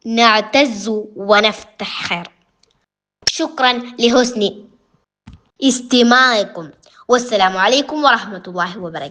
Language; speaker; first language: Arabic; non-native, learner; Malayalam